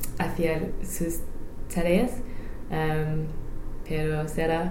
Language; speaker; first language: Spanish; non-native, learner; English